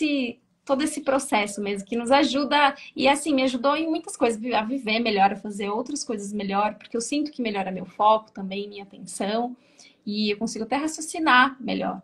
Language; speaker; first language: Portuguese; native; Portuguese